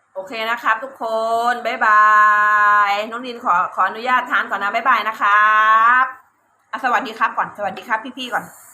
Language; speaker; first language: Thai; native; Thai